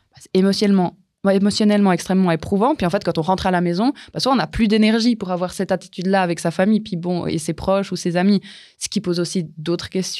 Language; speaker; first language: French; native; French